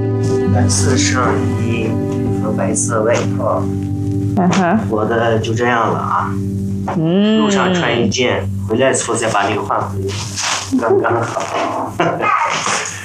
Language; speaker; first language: Chinese; native; Chinese